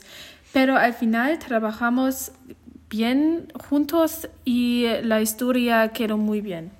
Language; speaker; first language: Spanish; non-native, learner; German